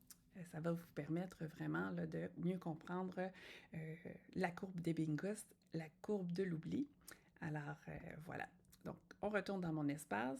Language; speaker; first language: French; native; French